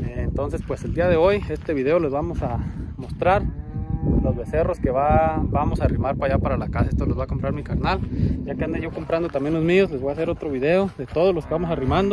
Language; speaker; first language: Spanish; native; Spanish